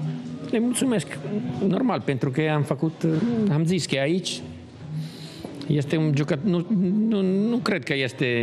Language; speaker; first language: Romanian; non-native, learner; Italian